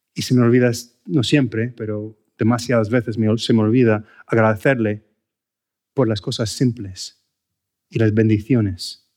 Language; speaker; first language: Spanish; non-native, fluent; English